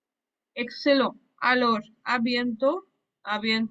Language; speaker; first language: French; non-native, fluent; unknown